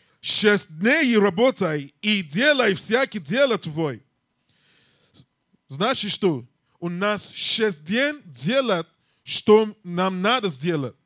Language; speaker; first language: Russian; non-native, learner; English